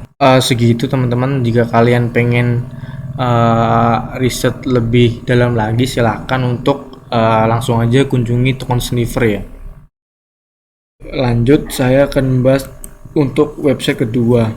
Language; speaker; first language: Indonesian; native; Indonesian